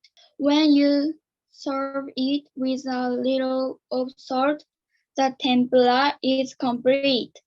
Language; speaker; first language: English; non-native, learner; Japanese